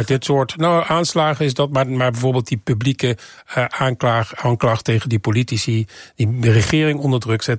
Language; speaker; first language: Dutch; native; Dutch